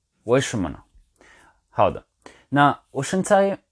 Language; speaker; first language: Chinese; non-native, learner; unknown